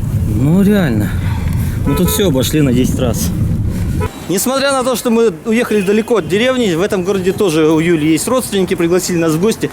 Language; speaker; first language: Russian; native; Russian